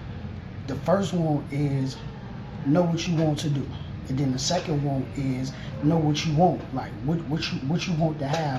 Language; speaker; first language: English; native; English